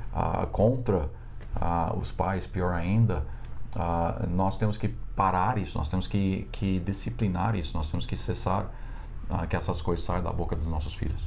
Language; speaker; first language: Portuguese; non-native, fluent; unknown